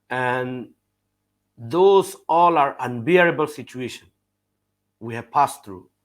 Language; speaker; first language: English; non-native, fluent; Burmese